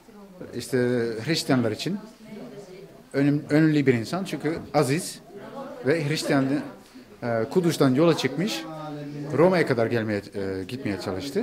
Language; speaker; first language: Turkish; non-native, fluent; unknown